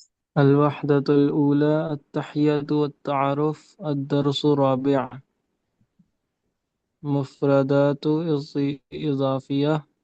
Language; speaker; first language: Arabic; non-native, learner; Urdu